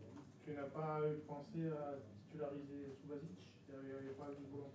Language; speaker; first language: French; native; French